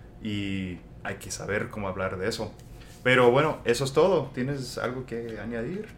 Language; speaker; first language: Spanish; non-native, fluent; English